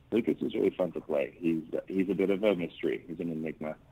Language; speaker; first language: English; native; English